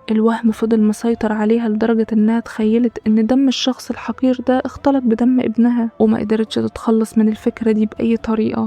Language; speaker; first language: Arabic; native; Arabic